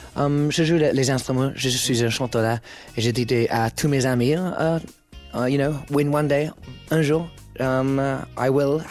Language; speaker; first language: French; non-native, learner; English